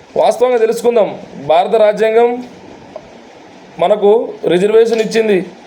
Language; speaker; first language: Telugu; non-native, local second language; Lambadi